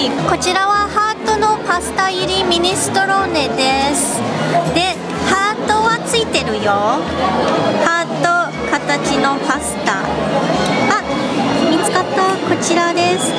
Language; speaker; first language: Japanese; non-native, fluent; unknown